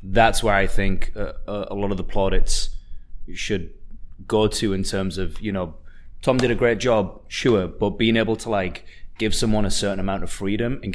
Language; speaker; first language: English; native; English